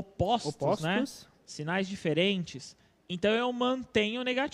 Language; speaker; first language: Portuguese; native; Portuguese